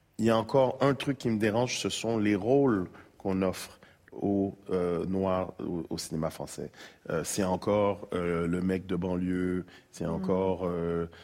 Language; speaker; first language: French; native; French